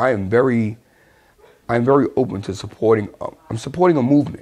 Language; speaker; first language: English; native; English